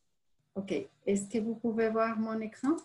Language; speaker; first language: French; non-native, fluent; Spanish